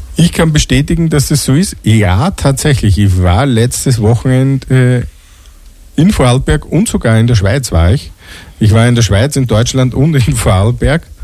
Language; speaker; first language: German; native; German